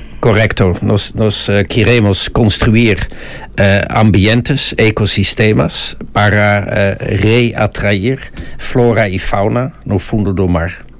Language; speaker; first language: Portuguese; non-native, fluent; Dutch